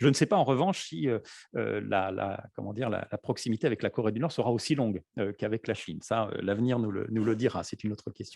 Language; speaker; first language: French; native; French